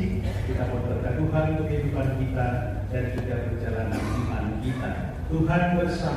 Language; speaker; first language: Indonesian; native; Indonesian